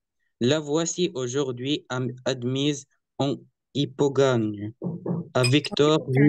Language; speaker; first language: French; non-native, learner; Arabic